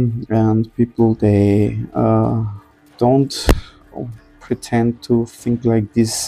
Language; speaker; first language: English; non-native, fluent; German